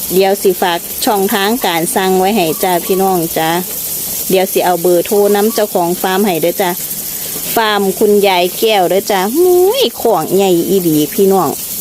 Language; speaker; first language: Thai; native; Thai